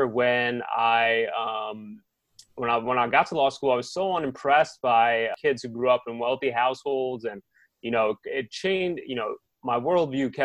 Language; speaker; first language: English; native; English